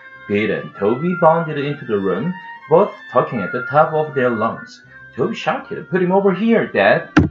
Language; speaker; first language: English; non-native, fluent; Korean